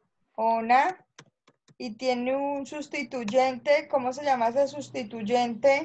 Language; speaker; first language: Spanish; native; Spanish